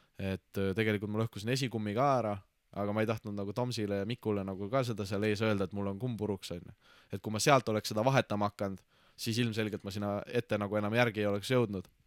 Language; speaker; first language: Estonian; native; Estonian